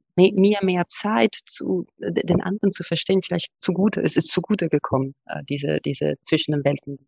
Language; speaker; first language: German; non-native, fluent; Italian